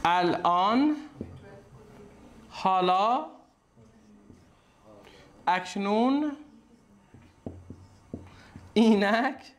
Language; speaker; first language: Persian; non-native, fluent; Urdu